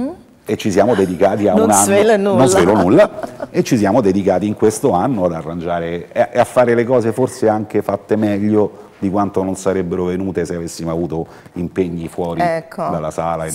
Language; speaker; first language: Italian; native; Italian